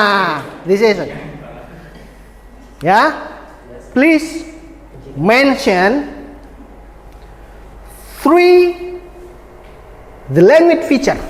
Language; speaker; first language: English; non-native, fluent; Indonesian